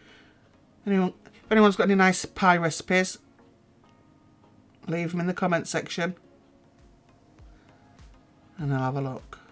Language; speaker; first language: English; native; English